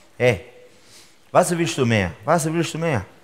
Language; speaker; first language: German; non-native, learner; Italian